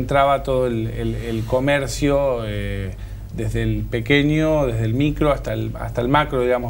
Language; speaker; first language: Spanish; native; Spanish